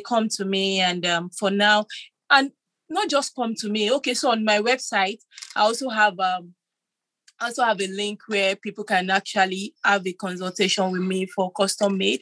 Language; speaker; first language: English; non-native, local second language; Yoruba